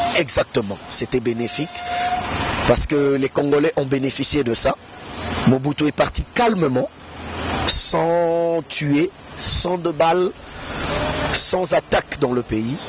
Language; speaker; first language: French; non-native, local second language; Lingala